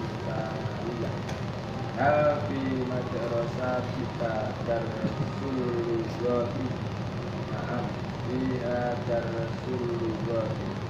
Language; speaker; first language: Arabic; non-native, learner; Indonesian